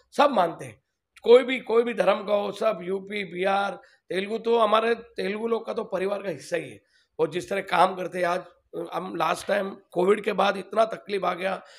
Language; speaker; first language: Hindi; non-native, local second language; Telugu